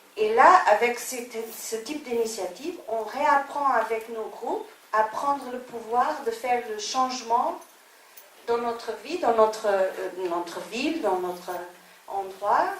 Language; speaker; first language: French; non-native, fluent; Portuguese